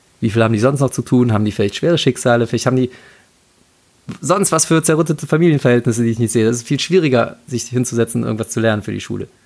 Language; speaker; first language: German; native; German